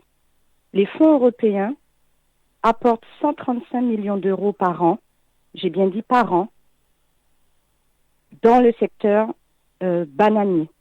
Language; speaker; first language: French; native; French